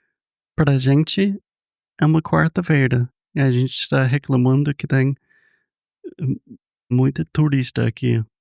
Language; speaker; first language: Portuguese; non-native, fluent; English